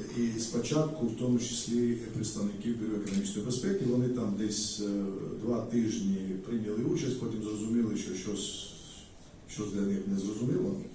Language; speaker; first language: Ukrainian; non-native, fluent; Georgian